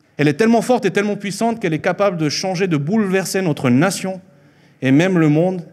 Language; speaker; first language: French; early bilingual, other home language; Spanish